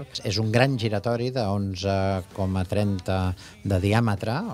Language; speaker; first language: Catalan; native; Catalan